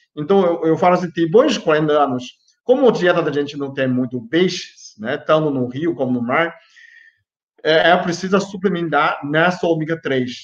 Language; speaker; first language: Portuguese; non-native, fluent; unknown